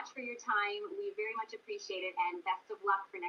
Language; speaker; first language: English; native; English